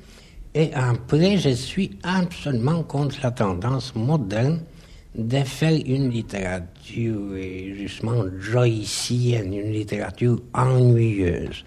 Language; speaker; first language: French; non-native, fluent; Polish